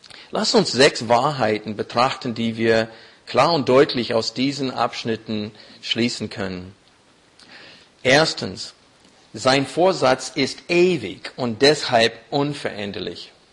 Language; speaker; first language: German; non-native, fluent; English